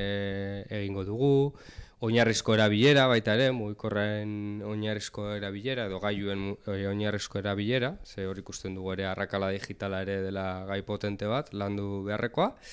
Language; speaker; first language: Basque; native; Basque